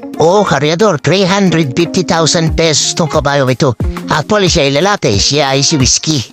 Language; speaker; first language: Filipino; native; Filipino